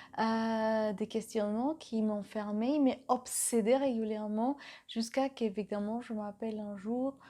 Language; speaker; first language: French; non-native, fluent; Spanish